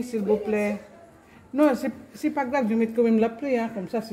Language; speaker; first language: French; non-native, learner; Filipino